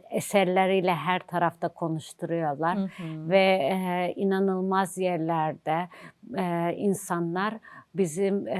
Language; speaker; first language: Turkish; non-native, fluent; Azerbaijani